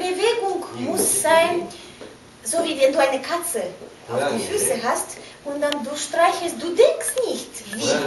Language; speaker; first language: German; non-native, fluent; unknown